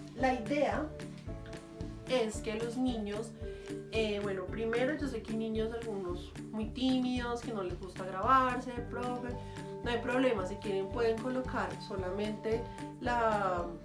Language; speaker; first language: Spanish; native; Spanish